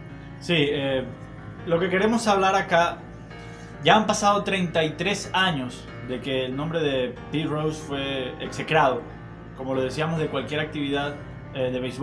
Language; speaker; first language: Spanish; native; Spanish